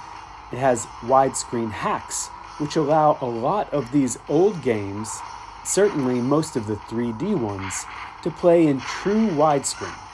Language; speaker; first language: English; native; English